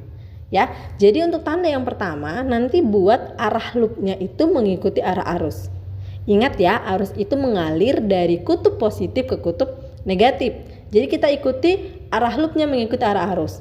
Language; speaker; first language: Indonesian; native; Indonesian